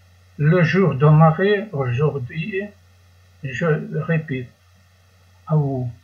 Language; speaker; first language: French; non-native, learner; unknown